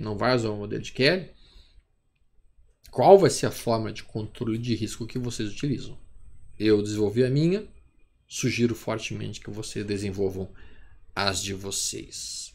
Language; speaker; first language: Portuguese; native; Portuguese